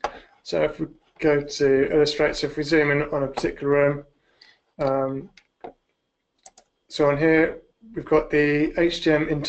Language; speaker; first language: English; native; English